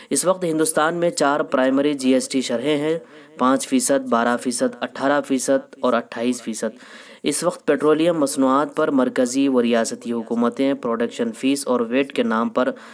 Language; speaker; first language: Urdu; native; Urdu